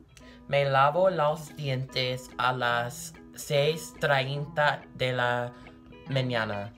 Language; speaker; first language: Spanish; non-native, learner; English